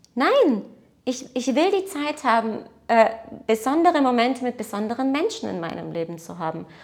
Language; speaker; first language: German; early bilingual, other home language; Portuguese